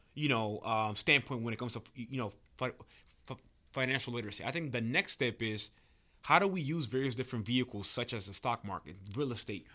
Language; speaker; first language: English; early bilingual, other home language; Spanish